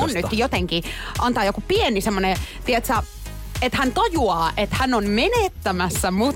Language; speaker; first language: Finnish; native; Finnish